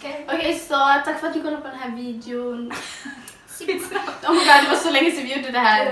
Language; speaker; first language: Swedish; early bilingual, other home language; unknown